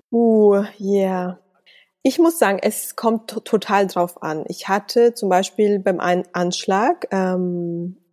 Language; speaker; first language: German; native; German